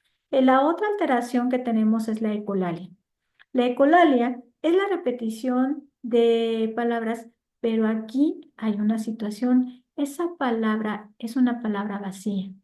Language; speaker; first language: Spanish; native; Spanish